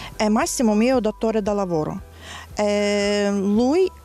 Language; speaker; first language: Italian; non-native, learner; Ukrainian